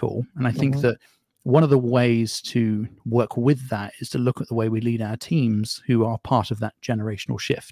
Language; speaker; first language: English; native; English